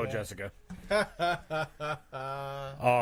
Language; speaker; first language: English; native; English